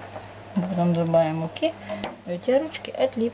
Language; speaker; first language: Russian; native; Russian